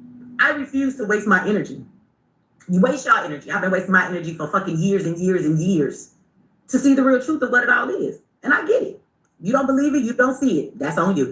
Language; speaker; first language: English; native; English